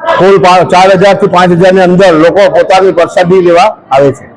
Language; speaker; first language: Gujarati; native; Gujarati